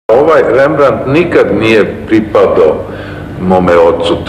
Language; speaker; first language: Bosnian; early bilingual, heritage; Bosnian